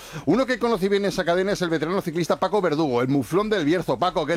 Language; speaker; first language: Spanish; native; Spanish